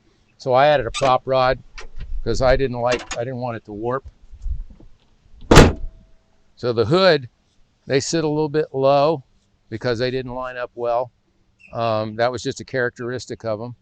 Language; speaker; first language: English; native; English